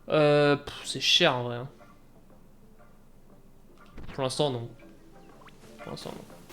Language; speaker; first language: French; native; French